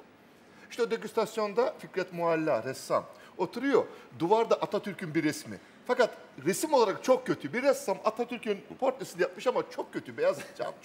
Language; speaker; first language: Turkish; native; Turkish